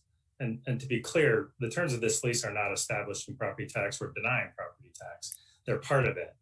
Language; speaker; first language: English; native; English